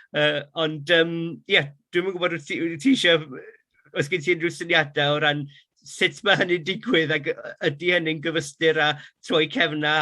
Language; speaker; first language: Welsh; native; Welsh